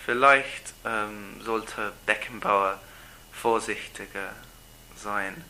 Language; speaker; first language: German; non-native, learner; English